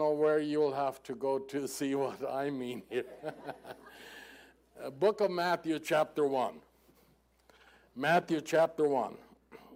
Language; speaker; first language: English; non-native, fluent; German